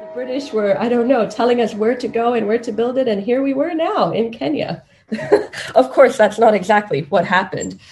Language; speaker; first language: English; non-native, local second language; Swahili